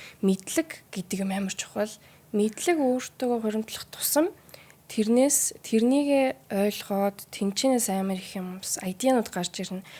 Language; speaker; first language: Mongolian; early bilingual, heritage; Mongolian